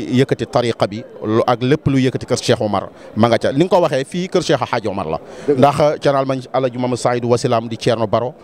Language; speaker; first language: Wolof; non-native, local second language; Fula